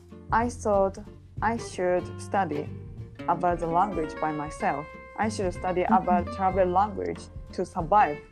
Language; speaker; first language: English; non-native, learner; Japanese